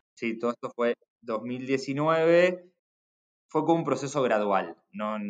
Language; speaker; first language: Spanish; native; Spanish